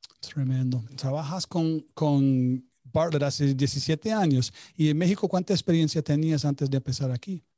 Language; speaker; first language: Spanish; native; Spanish